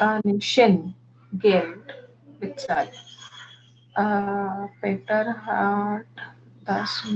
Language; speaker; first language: German; non-native, learner; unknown